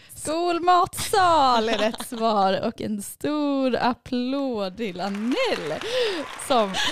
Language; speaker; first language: Swedish; native; Swedish